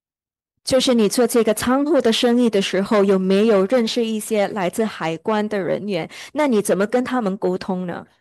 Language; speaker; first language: Chinese; early bilingual, heritage; Chinese